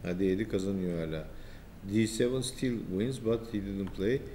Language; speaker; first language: English; non-native, fluent; Turkish